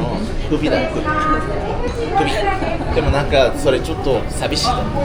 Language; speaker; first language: Japanese; non-native, learner; Korean